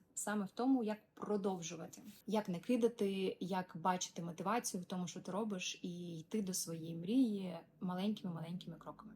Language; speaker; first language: Ukrainian; non-native, local second language; Russian